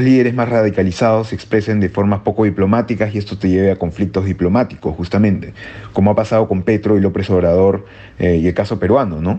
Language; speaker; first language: Spanish; native; Spanish